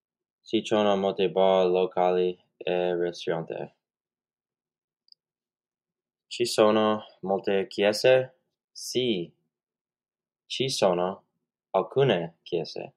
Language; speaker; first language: Italian; non-native, learner; English